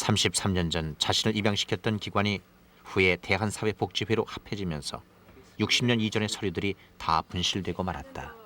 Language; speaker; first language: Korean; native; Korean